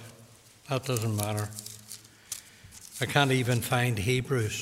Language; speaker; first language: English; native; English